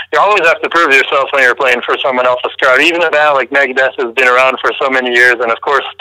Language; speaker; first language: English; early bilingual, other home language; French